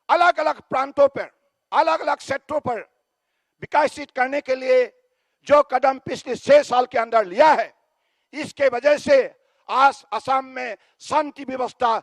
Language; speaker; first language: Hindi; non-native, local second language; Assamese